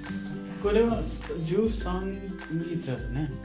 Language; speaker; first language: Japanese; non-native, learner; Hindi